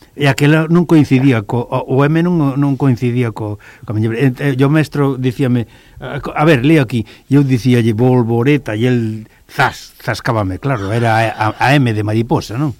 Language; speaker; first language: Galician; native; Galician